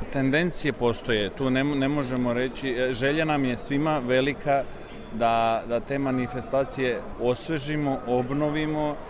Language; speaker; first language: Serbian; early bilingual, heritage; Serbian